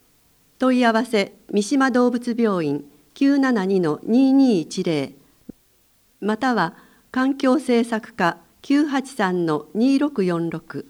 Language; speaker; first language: Japanese; native; Japanese